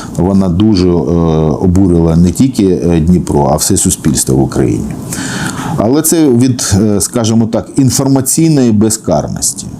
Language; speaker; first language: Ukrainian; non-native, local second language; Russian